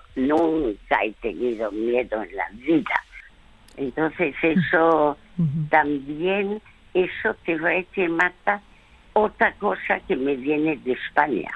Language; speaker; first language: Spanish; early bilingual, other home language; French